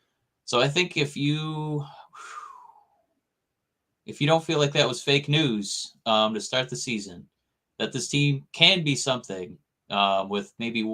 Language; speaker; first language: English; native; English